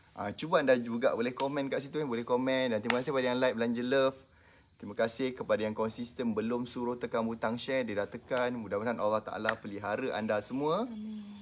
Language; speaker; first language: Malay; native; Malay